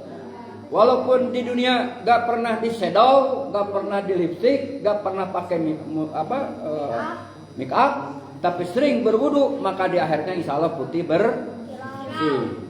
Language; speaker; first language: Indonesian; non-native, local second language; Sundanese